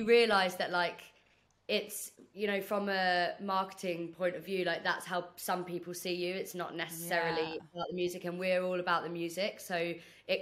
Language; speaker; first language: English; native; English